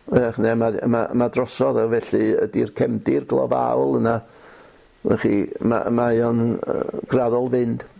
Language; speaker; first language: Welsh; native; Welsh